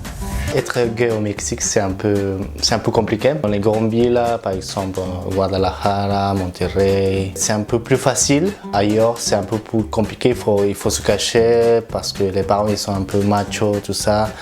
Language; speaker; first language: French; non-native, fluent; Spanish